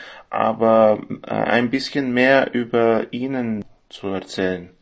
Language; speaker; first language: German; non-native, fluent; Bulgarian